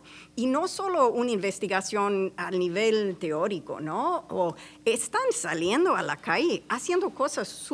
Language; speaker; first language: Spanish; non-native, fluent; English